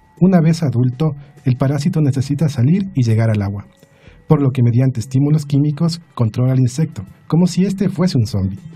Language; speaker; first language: Spanish; native; Spanish